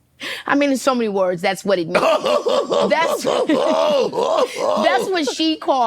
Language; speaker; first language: English; native; English